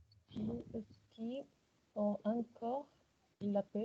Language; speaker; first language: French; non-native, learner; Spanish